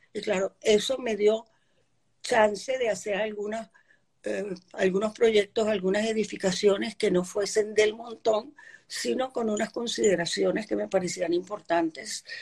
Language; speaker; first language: Spanish; early bilingual, other home language; Polish